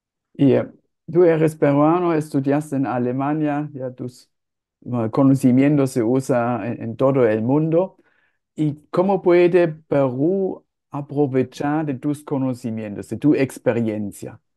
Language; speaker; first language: Spanish; non-native, fluent; German